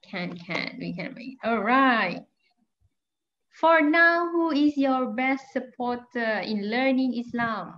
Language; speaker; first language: English; non-native, fluent; Malay